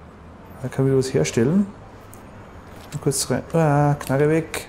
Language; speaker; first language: German; native; German